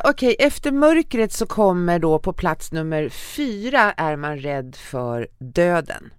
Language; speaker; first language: Swedish; native; Swedish